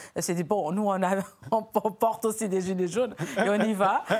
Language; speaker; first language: French; non-native, fluent; Portuguese